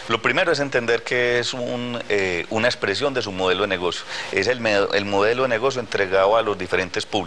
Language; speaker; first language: Spanish; native; Spanish